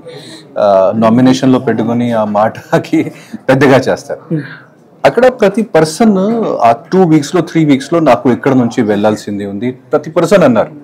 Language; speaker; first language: Telugu; non-native, fluent; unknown